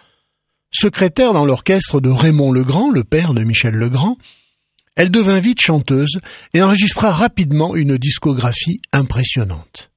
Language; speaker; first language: French; native; French